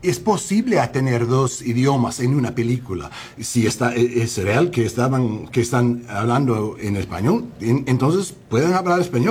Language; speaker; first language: Spanish; non-native, learner; English